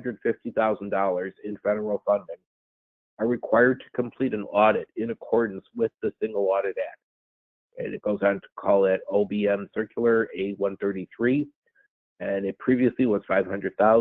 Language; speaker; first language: English; native; English